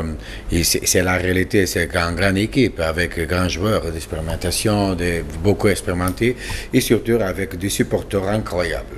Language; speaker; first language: French; non-native, learner; Portuguese